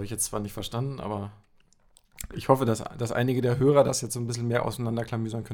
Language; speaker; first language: German; native; German